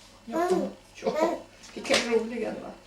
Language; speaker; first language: Swedish; early bilingual, other home language; Estonian